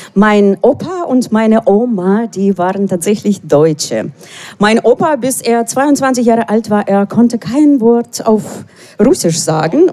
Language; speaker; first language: German; non-native, fluent; Russian